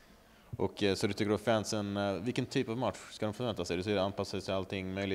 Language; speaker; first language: Swedish; native; Swedish